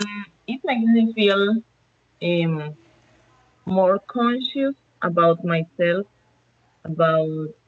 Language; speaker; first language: English; non-native, learner; Spanish